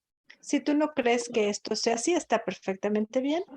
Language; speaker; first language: Spanish; native; Spanish